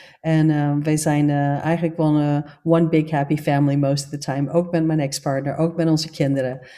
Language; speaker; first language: Dutch; non-native, fluent; English